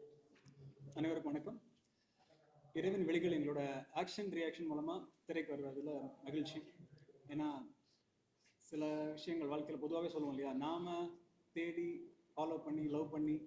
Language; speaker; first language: Tamil; native; Tamil